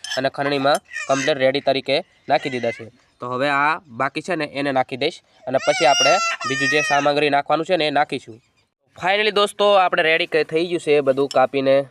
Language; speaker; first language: Gujarati; non-native, local second language; Bhili